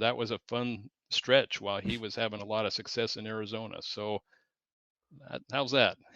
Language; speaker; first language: English; native; English